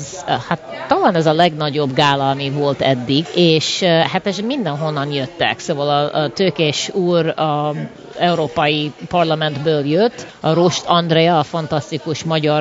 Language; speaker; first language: Hungarian; early bilingual, heritage; Hungarian